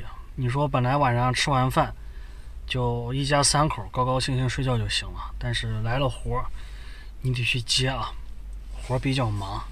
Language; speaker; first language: Chinese; native; Chinese